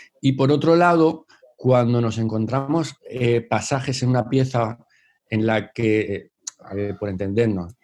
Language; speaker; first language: Spanish; native; Spanish